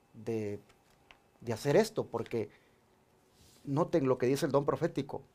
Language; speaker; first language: Spanish; native; Spanish